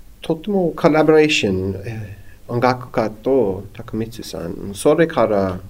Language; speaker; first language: Japanese; non-native, learner; English